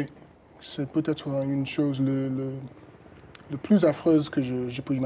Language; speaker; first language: French; non-native, fluent; English